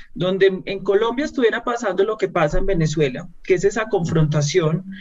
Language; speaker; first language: Spanish; native; Spanish